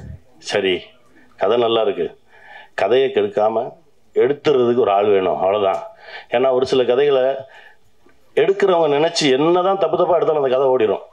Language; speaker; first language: Tamil; native; Tamil